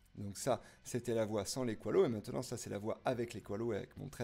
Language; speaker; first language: French; native; French